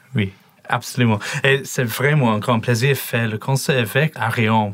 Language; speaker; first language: French; non-native, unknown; English